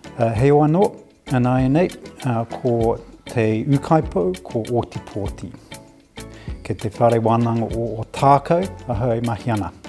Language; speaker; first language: Māori; non-native, local second language; English